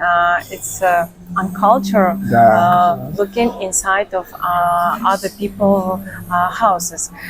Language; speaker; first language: English; non-native, learner; Russian